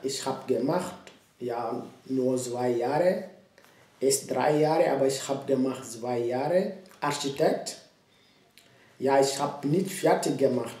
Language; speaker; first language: German; non-native, learner; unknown